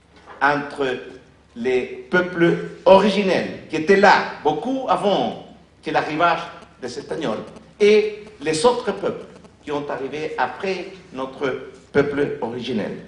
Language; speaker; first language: French; non-native, fluent; Spanish